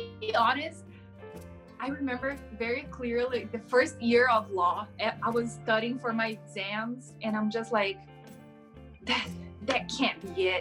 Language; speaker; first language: English; non-native, fluent; Portuguese